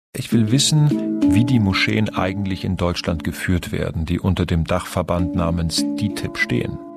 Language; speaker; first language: German; non-native, fluent; Persian